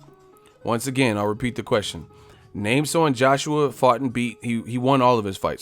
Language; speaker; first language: English; native; English